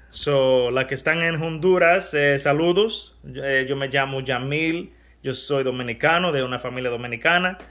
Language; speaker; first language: Spanish; early bilingual, heritage; Spanish